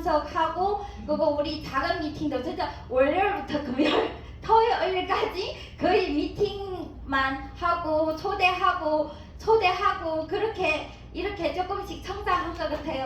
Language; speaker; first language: Korean; non-native, learner; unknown